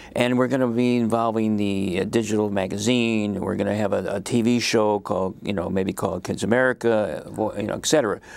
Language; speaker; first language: English; native; English